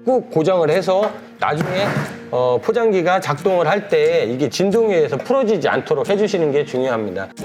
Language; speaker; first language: Korean; native; Korean